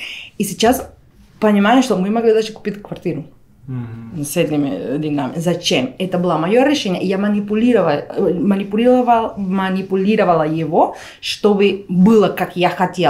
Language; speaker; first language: Russian; non-native, fluent; Spanish